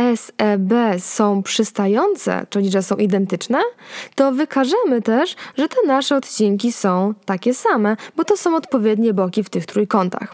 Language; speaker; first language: Polish; native; Polish